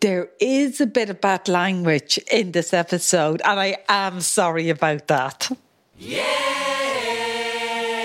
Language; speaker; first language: English; native; English